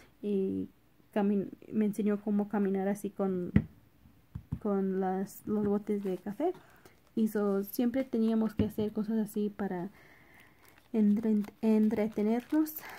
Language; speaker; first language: Spanish; early bilingual, other home language; English